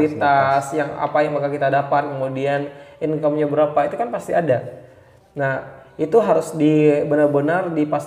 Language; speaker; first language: Indonesian; native; Indonesian